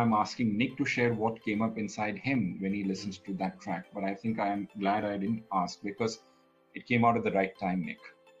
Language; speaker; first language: English; non-native, local second language; Malayalam